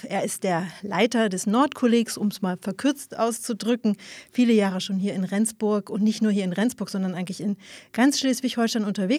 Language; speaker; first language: German; native; German